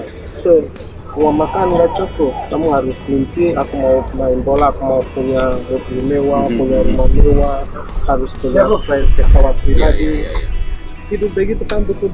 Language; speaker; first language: Indonesian; non-native, fluent; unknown